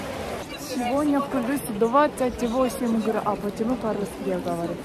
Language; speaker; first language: Russian; non-native, learner; Japanese